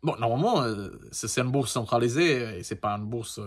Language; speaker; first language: French; non-native, learner; Portuguese